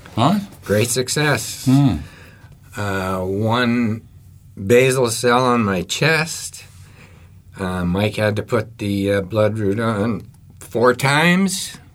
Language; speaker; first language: English; native; English